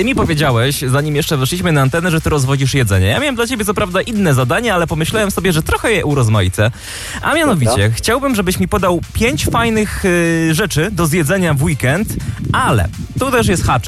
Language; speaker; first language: Polish; native; Polish